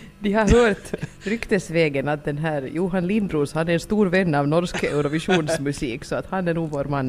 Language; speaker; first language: Swedish; native; Swedish